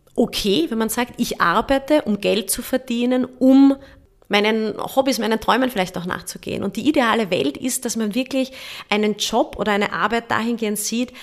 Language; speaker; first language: German; native; German